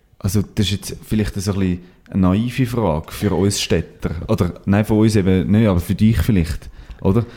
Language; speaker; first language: German; native; German